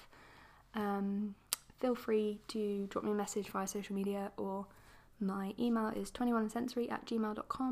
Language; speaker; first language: English; native; English